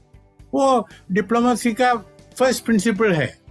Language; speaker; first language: Hindi; non-native, fluent; Malayalam